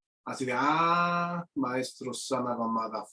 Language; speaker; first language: Spanish; native; Spanish